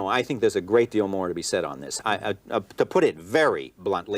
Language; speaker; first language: English; native; English